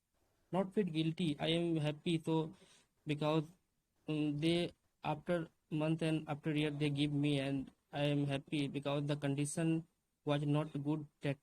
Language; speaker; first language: English; non-native, learner; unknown